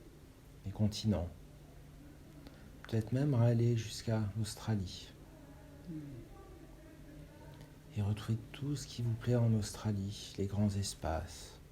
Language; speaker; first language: French; native; French